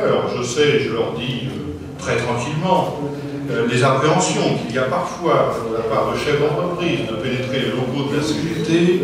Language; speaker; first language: French; native; French